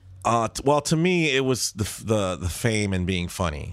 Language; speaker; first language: English; early bilingual, other home language; Spanish